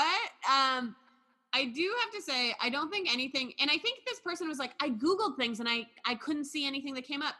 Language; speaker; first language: English; native; English